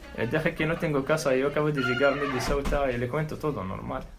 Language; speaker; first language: Spanish; non-native, learner; Arabic